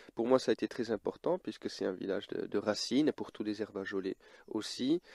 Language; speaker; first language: French; early bilingual, other home language; Dutch